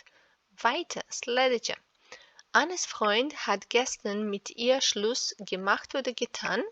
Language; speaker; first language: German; non-native, fluent; Serbian